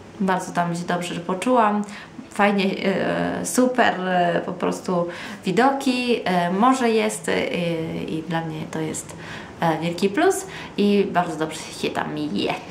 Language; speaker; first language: Polish; early bilingual, other home language; Italian